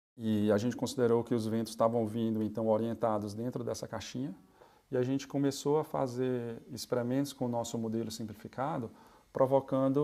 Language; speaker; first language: Portuguese; native; Portuguese